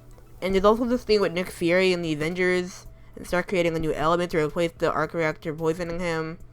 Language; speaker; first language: English; native; English